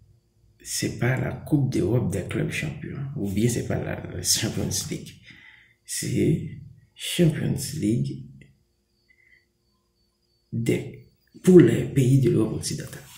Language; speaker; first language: French; non-native, local second language; Haitian Creole